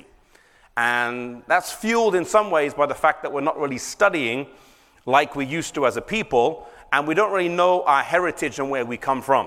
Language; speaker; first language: English; native; English